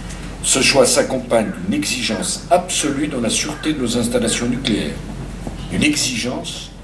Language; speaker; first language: French; native; French